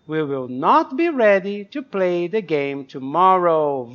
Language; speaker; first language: English; non-native, fluent; Portuguese